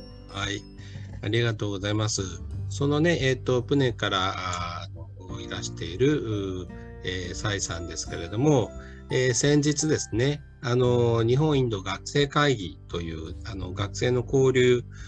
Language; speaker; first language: Japanese; native; Japanese